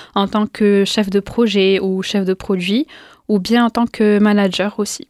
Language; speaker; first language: French; non-native, local second language; Arabic